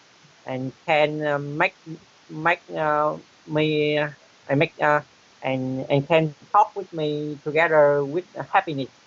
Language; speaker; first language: English; non-native, learner; Vietnamese